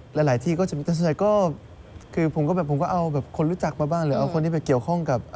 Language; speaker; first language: Thai; native; Thai